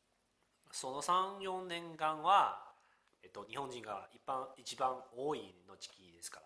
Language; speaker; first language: Japanese; non-native, learner; Chinese